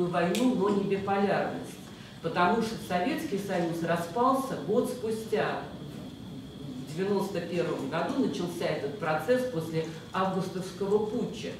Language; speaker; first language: Russian; native; Russian